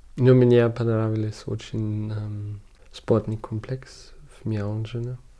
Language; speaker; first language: Russian; non-native, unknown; German